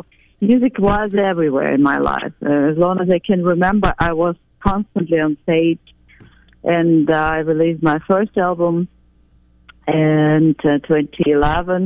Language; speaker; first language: English; non-native, fluent; Ukrainian